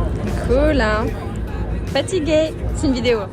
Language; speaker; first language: French; non-native, learner; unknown